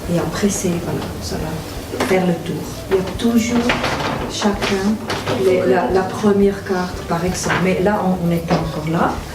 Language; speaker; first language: French; native; French